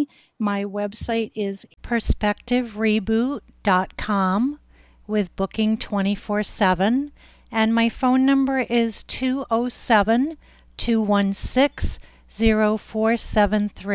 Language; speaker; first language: English; native; English